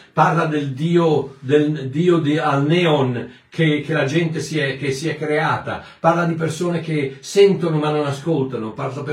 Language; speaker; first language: Italian; native; Italian